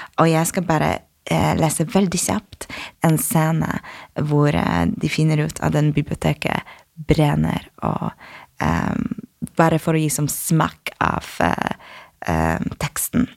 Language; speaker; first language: Norwegian; non-native, fluent; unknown